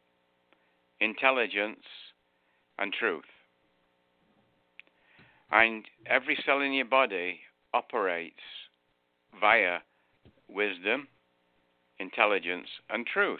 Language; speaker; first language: English; native; English